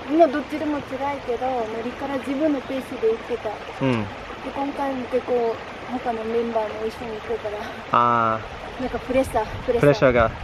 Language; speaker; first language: Japanese; non-native, fluent; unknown